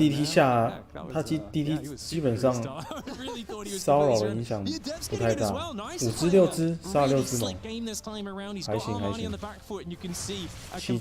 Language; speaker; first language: Chinese; native; Chinese